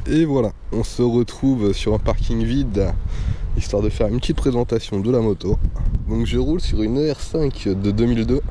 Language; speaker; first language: French; native; French